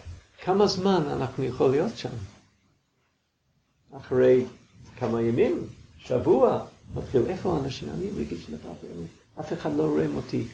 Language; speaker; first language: Hebrew; non-native, fluent; English